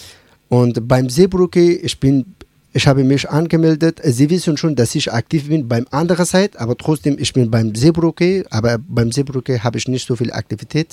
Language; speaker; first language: German; non-native, learner; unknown